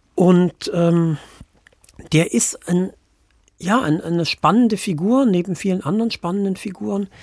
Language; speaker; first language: German; native; German